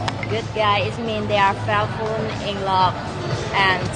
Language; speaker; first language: English; non-native, learner; Vietnamese